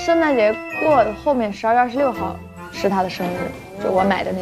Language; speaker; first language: Chinese; native; Chinese